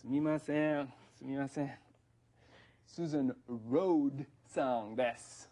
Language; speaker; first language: Japanese; non-native, fluent; English